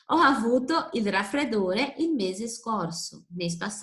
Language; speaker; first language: Italian; non-native, fluent; Portuguese